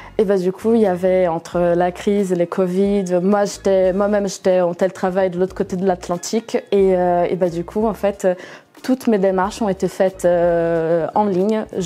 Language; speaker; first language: French; non-native, fluent; Portuguese